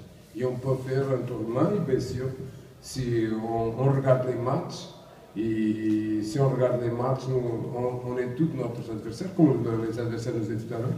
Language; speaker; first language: French; non-native, learner; Portuguese